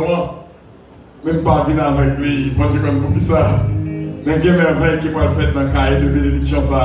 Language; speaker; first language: French; non-native, local second language; Haitian Creole